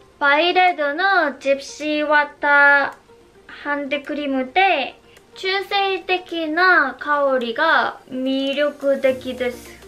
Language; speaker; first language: Japanese; non-native, learner; Korean